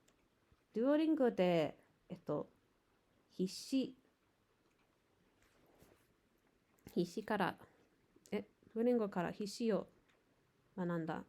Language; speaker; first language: Japanese; non-native, learner; English